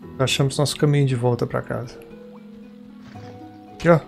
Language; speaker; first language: Portuguese; native; Portuguese